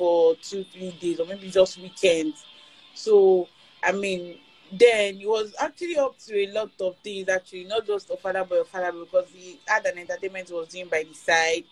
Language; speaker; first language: English; non-native, local second language; Yoruba